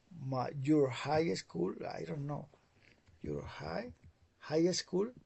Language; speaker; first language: English; non-native, fluent; Spanish